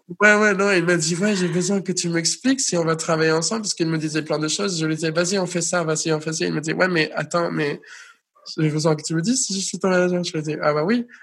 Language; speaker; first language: French; non-native, fluent; Spanish